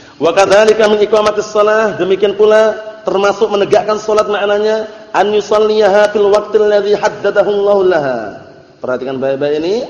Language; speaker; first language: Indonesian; native; Indonesian